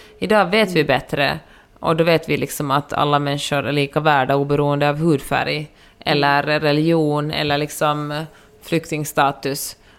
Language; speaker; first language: Swedish; native; Swedish